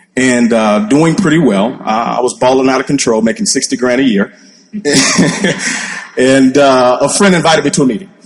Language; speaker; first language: English; native; English